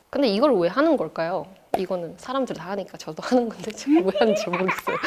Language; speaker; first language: Korean; non-native, fluent; Chinese